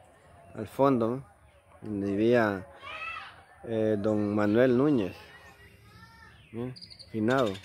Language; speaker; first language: Spanish; native; Spanish